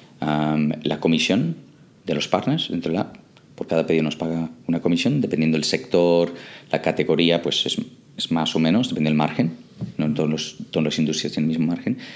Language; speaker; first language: Spanish; non-native, fluent; English